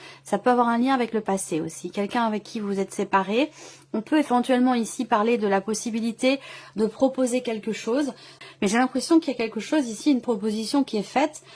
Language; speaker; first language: French; native; French